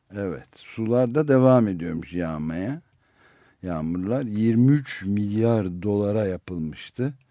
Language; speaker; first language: Turkish; native; Turkish